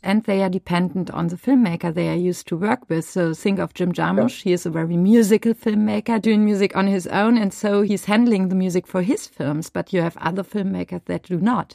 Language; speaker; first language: English; non-native, fluent; German